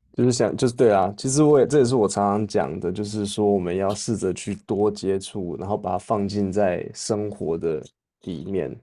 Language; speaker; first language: Chinese; native; Chinese